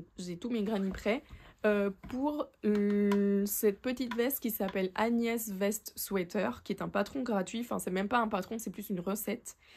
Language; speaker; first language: French; native; French